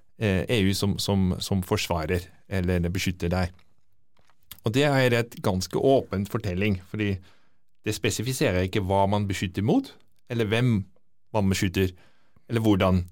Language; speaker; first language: Norwegian; non-native, fluent; Dutch